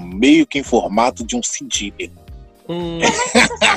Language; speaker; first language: Portuguese; native; Portuguese